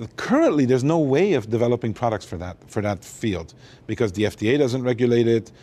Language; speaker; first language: English; early bilingual, other home language; Armenian